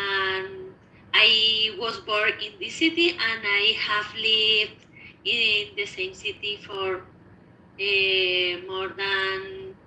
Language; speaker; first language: English; non-native, learner; Spanish